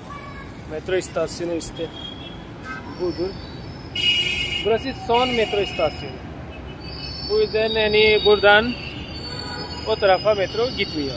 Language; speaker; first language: Turkish; non-native, fluent; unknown